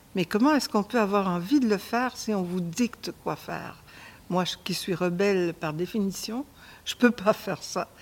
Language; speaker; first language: French; native; French